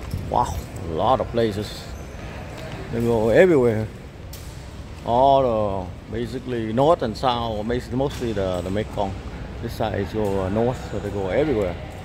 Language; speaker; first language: English; non-native, fluent; Vietnamese